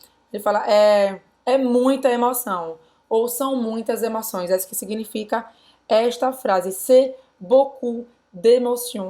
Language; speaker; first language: Portuguese; native; Portuguese